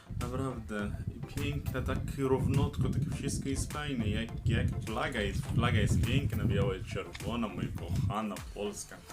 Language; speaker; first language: Polish; non-native, learner; Arabic